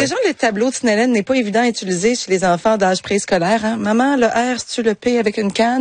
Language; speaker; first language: French; native; French